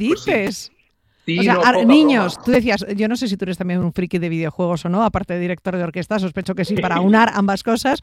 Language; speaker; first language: Spanish; native; Spanish